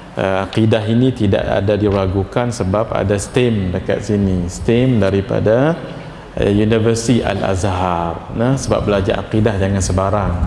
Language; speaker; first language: Malay; native; Malay